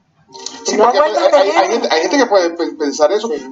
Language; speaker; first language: Spanish; native; Spanish